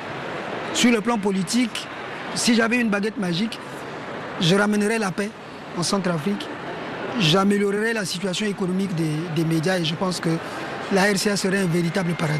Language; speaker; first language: French; non-native, local second language; Sango